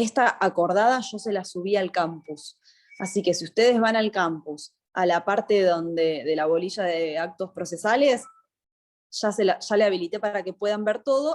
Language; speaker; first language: Spanish; native; Spanish